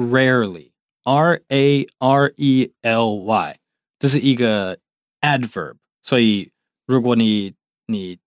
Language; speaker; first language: Chinese; non-native, fluent; English